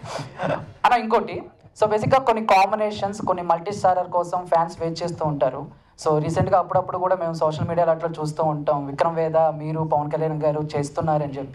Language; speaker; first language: Telugu; native; Telugu